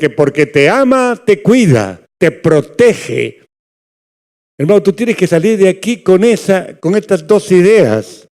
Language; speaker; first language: Spanish; native; Spanish